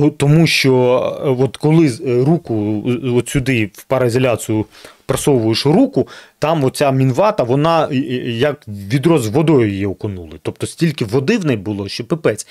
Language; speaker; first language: Ukrainian; non-native, local second language; Russian